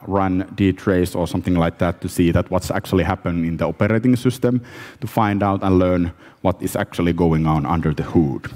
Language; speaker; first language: English; non-native, fluent; Finnish